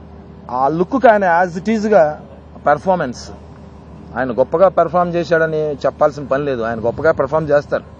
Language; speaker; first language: Telugu; native; Telugu